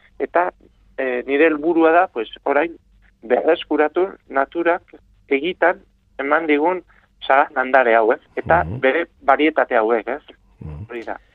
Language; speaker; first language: Basque; native; Basque